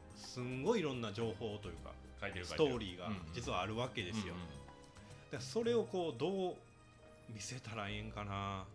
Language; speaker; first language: Japanese; native; Japanese